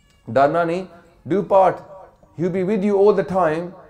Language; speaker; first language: English; early bilingual, other home language; Punjabi